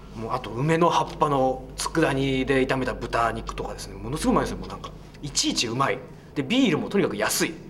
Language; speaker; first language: Japanese; native; Japanese